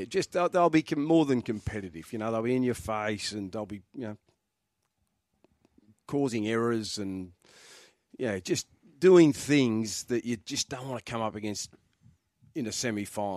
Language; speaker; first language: English; native; English